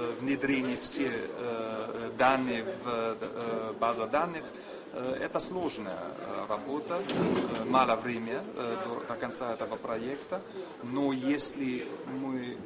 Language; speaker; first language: Russian; non-native, fluent; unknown